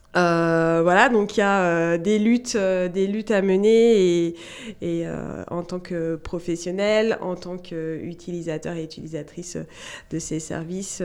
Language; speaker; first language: French; native; French